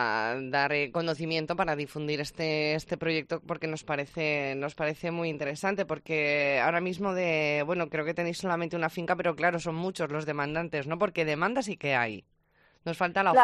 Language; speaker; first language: Spanish; native; Spanish